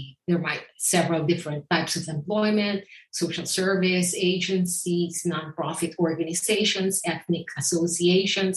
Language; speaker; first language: English; non-native, local second language; Filipino